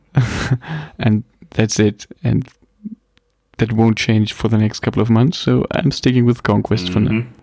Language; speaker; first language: English; non-native, fluent; German